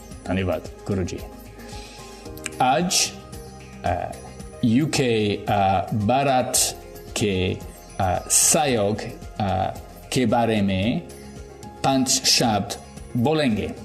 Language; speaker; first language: Hindi; non-native, learner; English